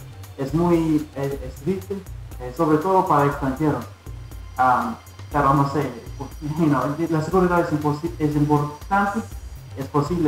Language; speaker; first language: Spanish; non-native, fluent; English